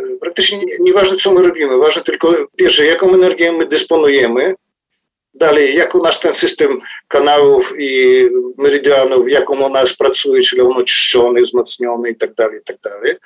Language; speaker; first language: Polish; non-native, fluent; Ukrainian